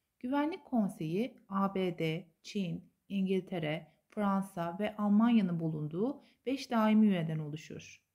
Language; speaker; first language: Turkish; native; Turkish